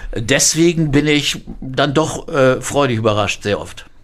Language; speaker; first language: German; native; German